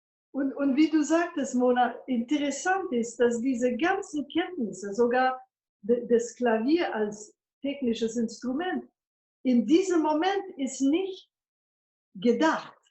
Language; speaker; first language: German; non-native, fluent; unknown